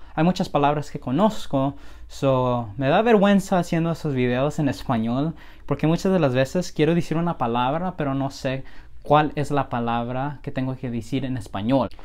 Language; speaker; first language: Spanish; early bilingual, heritage; Spanish